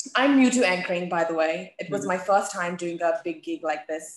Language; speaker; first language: English; native; English